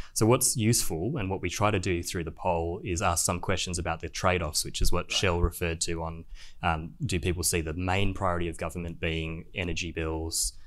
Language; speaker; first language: English; native; English